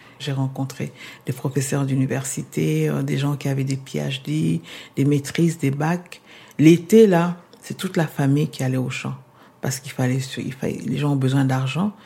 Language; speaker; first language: French; non-native, local second language; Lingala